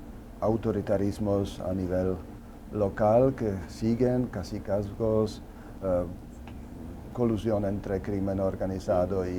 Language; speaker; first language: Spanish; non-native, fluent; Czech